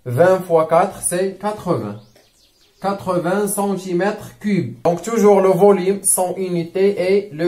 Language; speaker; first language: French; non-native, local second language; Arabic